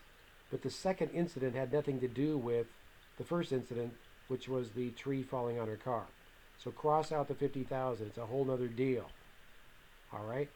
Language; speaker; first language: English; native; English